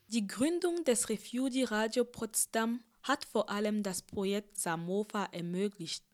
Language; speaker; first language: German; native; German